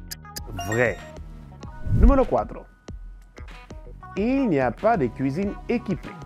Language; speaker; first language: French; non-native, fluent; Spanish